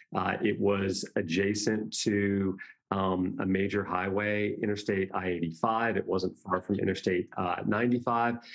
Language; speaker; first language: English; native; English